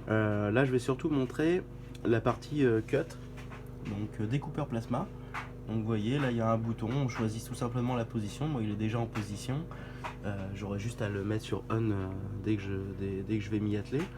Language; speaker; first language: French; native; French